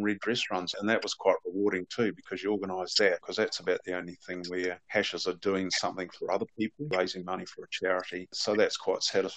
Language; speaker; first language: English; native; English